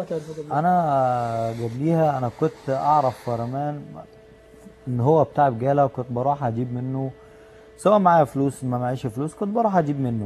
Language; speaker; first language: Arabic; non-native, learner; Turkish